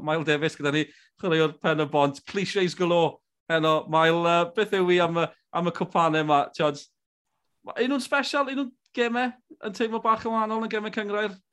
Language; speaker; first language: Welsh; native; Welsh